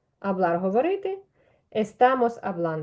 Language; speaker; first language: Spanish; non-native, fluent; Ukrainian